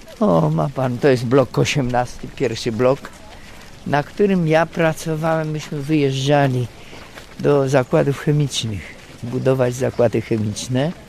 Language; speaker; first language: Polish; native; Polish